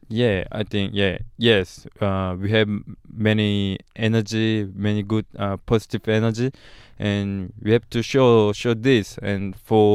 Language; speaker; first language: English; non-native, learner; Korean